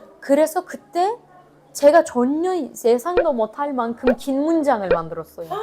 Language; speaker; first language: Korean; non-native, fluent; Turkish